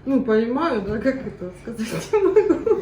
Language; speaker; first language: Russian; native; Russian